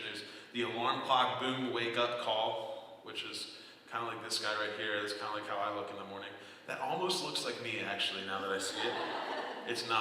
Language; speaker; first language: English; native; English